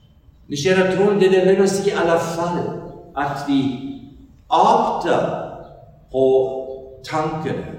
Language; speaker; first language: Swedish; non-native, fluent; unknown